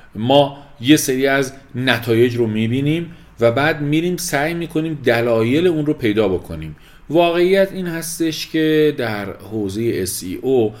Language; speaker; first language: Persian; native; Persian